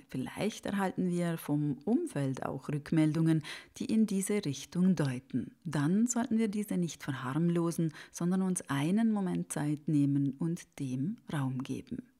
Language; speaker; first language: German; native; German